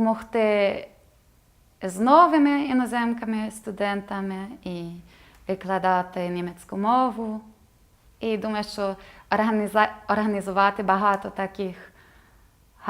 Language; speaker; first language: Ukrainian; non-native, fluent; German